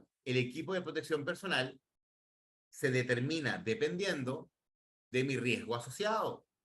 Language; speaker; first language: Spanish; native; Spanish